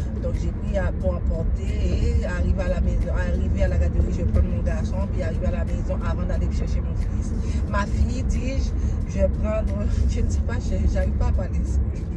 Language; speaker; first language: French; non-native, local second language; Haitian Creole